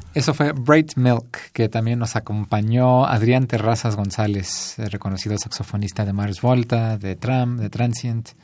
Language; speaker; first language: Spanish; early bilingual, heritage; Spanish